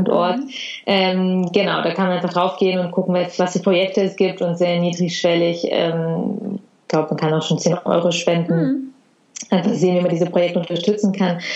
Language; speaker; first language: German; early bilingual, other home language; Russian